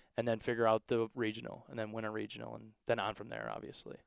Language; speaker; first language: English; native; English